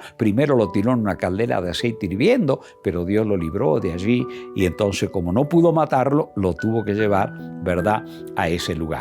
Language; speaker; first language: Spanish; native; Spanish